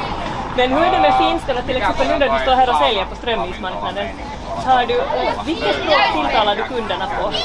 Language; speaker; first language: Swedish; native; Swedish